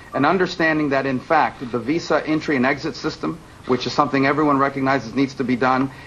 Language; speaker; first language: English; early bilingual, other home language; Spanish